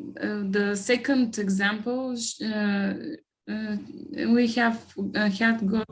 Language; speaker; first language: English; non-native, learner; Bulgarian